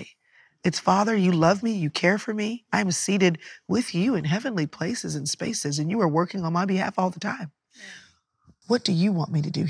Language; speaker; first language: English; native; English